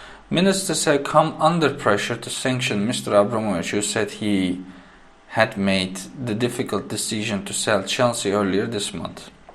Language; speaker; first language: English; non-native, fluent; Turkish